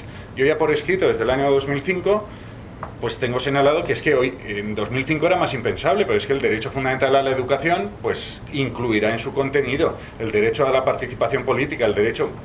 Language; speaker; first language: Spanish; native; Spanish